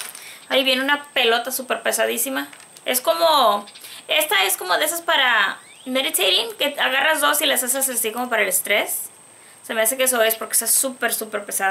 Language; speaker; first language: Spanish; native; Spanish